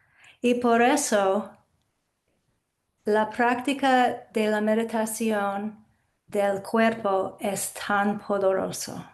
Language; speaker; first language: Spanish; non-native, fluent; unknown